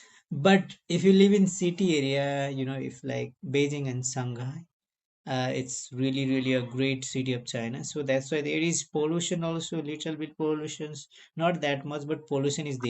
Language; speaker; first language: English; non-native, learner; Nepali